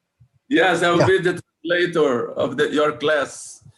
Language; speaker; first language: English; non-native, fluent; Portuguese